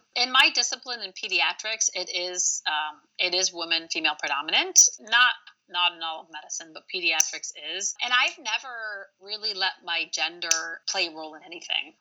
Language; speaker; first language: English; early bilingual, other home language; Arabic